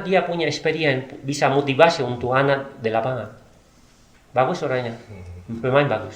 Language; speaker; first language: Indonesian; non-native, learner; Spanish